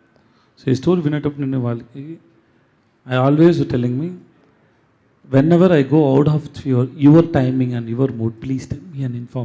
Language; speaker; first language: Telugu; non-native, learner; Tamil